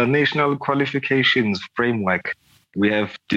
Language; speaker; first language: English; non-native, local second language; Zulu